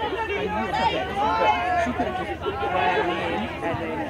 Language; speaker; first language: English; native; English